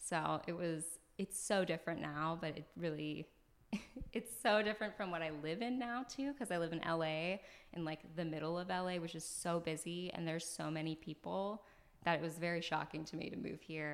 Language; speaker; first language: English; early bilingual, other home language; French